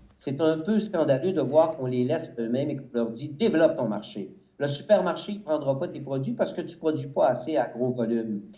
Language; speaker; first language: French; native; French